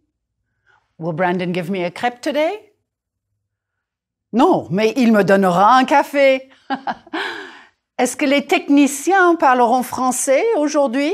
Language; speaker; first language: French; native; French